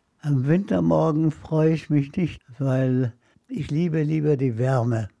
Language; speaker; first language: German; non-native, fluent; Arabic